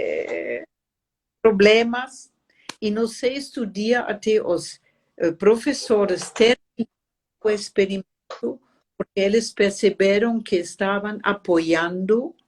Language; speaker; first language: Portuguese; non-native, fluent; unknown